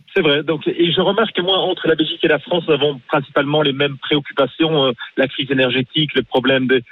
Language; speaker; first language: French; native; French